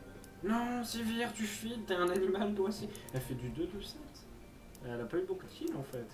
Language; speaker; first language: French; native; French